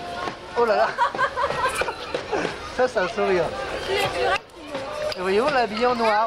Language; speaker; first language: French; native; French